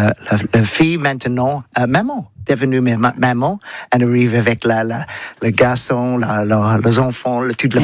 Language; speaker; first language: French; non-native, learner; English